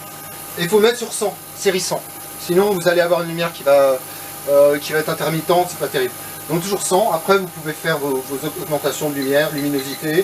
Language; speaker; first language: French; native; French